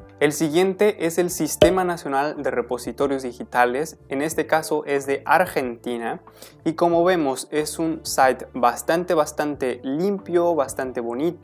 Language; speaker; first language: Spanish; native; Spanish